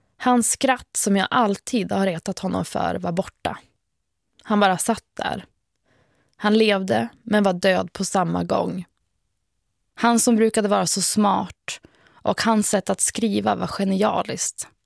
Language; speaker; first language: Swedish; native; Swedish